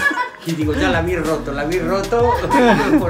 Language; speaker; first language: Spanish; native; Spanish